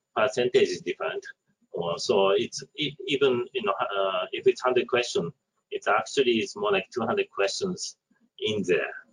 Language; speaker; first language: English; non-native, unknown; Japanese